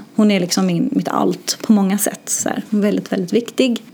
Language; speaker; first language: Swedish; early bilingual, other home language; Arabic